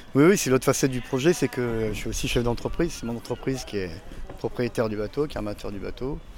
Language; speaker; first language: French; native; French